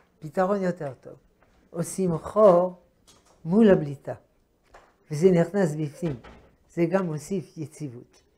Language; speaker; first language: Hebrew; non-native, fluent; French